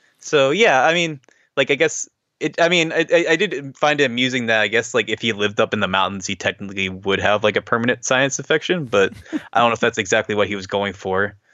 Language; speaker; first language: English; native; English